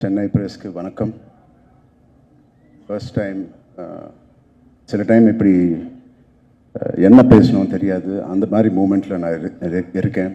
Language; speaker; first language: Tamil; non-native, local second language; Telugu